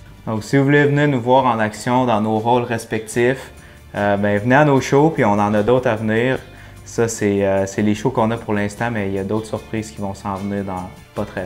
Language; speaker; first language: French; native; French